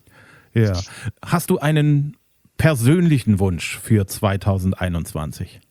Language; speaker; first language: German; native; German